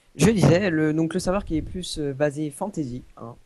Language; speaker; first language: French; native; French